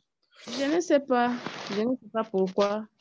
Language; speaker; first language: French; non-native, learner; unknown